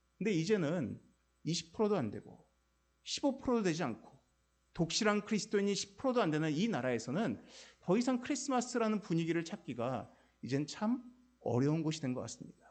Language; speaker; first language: Korean; native; Korean